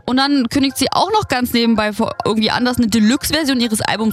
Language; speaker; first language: German; native; German